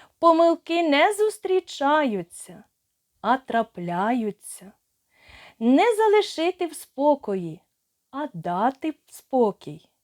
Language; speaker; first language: Ukrainian; native; Ukrainian